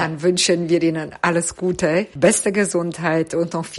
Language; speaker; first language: German; native; German